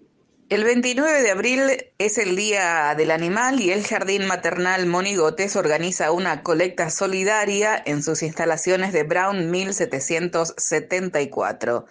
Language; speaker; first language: Spanish; native; Spanish